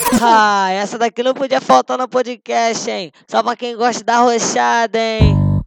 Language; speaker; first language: Portuguese; native; Portuguese